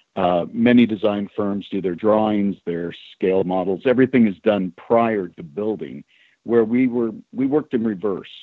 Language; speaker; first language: English; native; English